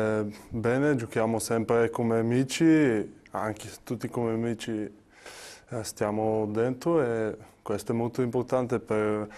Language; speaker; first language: Italian; non-native, learner; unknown